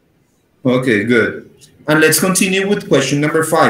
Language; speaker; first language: English; non-native, fluent; Spanish